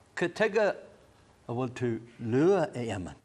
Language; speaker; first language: Irish; non-native, learner; English